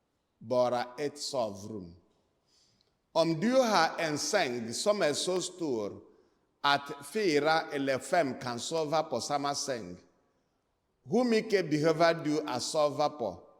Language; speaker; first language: Swedish; non-native, fluent; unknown